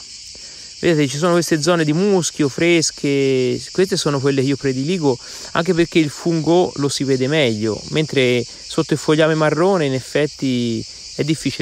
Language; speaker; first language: Italian; native; Italian